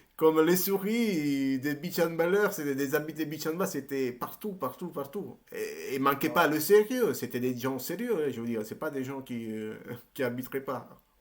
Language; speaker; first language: French; non-native, fluent; Italian